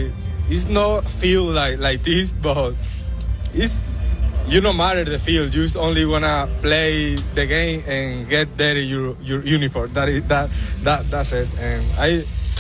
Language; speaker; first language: English; non-native, fluent; Spanish